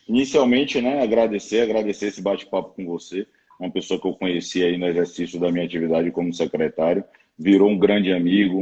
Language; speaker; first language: Portuguese; native; Portuguese